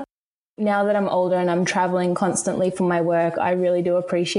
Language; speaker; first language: English; native; English